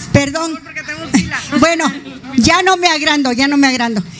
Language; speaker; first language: Spanish; native; Spanish